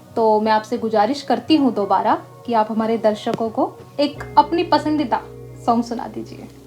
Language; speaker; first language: Hindi; native; Hindi